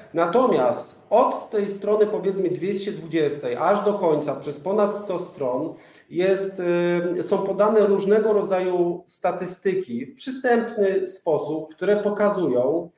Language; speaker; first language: Polish; native; Polish